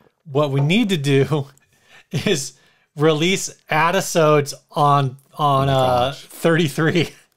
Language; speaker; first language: English; native; English